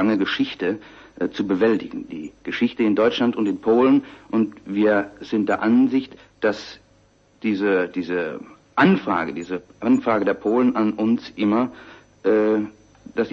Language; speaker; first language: German; native; German